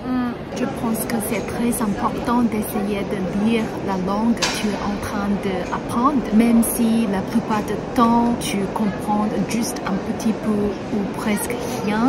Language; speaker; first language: French; non-native, learner; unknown